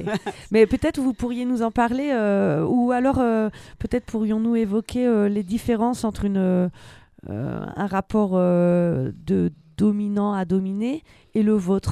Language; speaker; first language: French; native; French